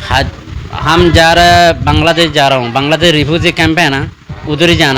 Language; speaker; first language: Hindi; non-native, learner; Rohingya